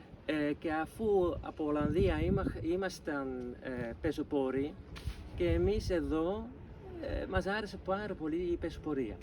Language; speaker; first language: Greek; non-native, fluent; Dutch